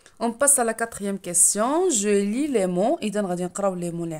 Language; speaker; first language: French; non-native, local second language; Arabic